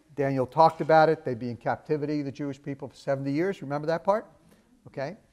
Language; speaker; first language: English; native; English